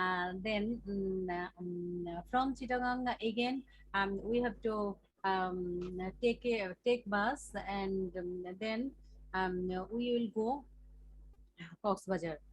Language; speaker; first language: English; non-native, learner; Bangla